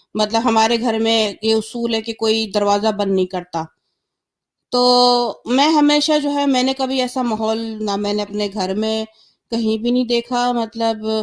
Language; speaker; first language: Urdu; native; Urdu